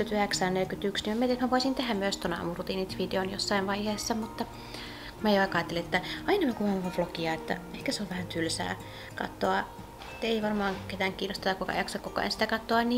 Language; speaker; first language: Finnish; native; Finnish